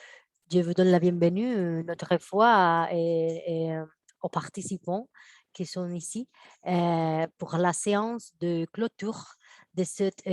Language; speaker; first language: French; non-native, fluent; Spanish